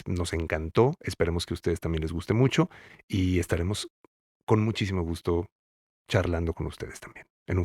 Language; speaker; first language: Spanish; native; Spanish